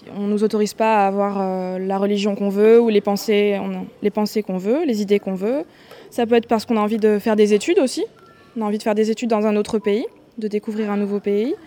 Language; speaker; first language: French; native; French